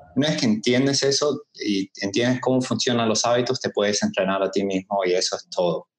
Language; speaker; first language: Spanish; early bilingual, heritage; Spanish